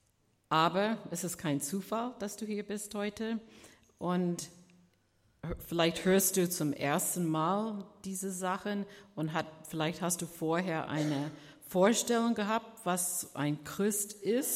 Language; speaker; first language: German; non-native, fluent; English